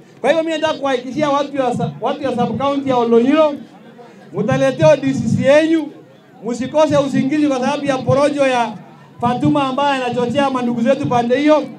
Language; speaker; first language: Swahili; non-native, local second language; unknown